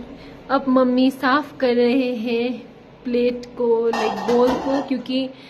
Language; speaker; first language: Hindi; non-native, local second language; Nepali